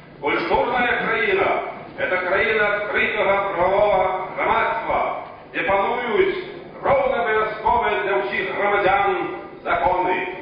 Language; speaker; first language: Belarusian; native; Belarusian